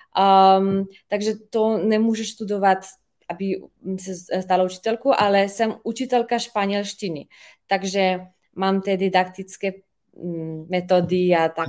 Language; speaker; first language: Czech; non-native, fluent; Slovenian